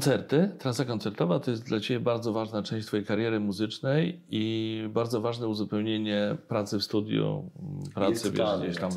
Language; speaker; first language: Polish; native; Polish